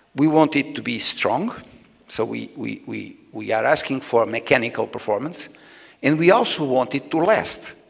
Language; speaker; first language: English; non-native, fluent; Portuguese